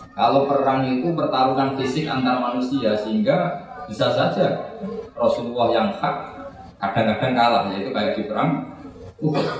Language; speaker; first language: Indonesian; native; Indonesian